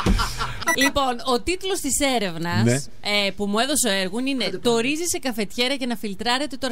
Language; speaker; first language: Greek; native; Greek